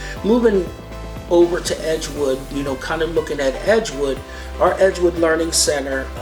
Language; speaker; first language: English; native; English